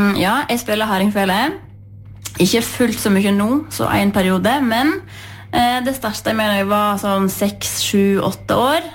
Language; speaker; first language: Norwegian; native; Norwegian